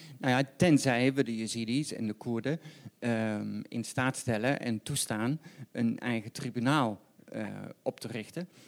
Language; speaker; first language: Dutch; native; Dutch